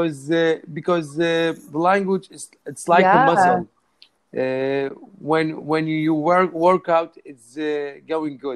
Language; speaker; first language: English; non-native, learner; Arabic